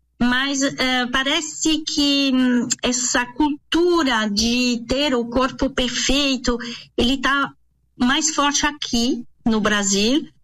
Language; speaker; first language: Portuguese; non-native, fluent; French